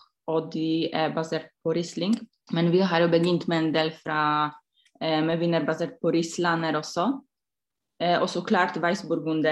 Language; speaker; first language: Norwegian; non-native, fluent; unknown